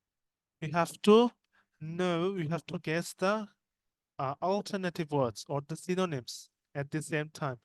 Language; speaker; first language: English; non-native, fluent; Bangla